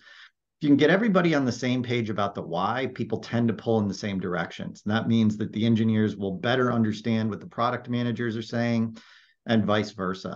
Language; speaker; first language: English; native; English